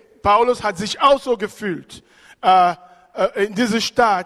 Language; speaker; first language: German; non-native, fluent; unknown